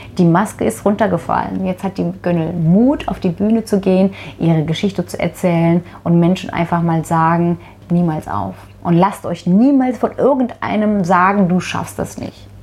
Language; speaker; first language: German; non-native, fluent; Turkish